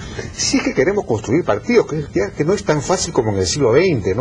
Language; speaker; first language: Spanish; native; Spanish